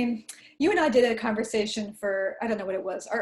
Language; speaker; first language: English; native; English